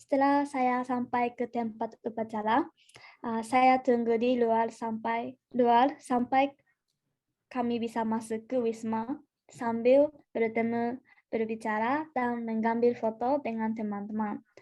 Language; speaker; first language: Indonesian; non-native, learner; Japanese